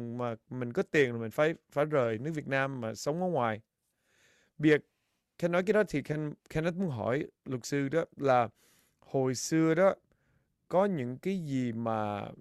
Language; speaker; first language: Vietnamese; early bilingual, heritage; Vietnamese